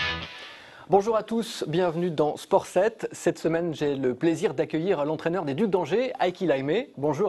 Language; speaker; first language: French; native; French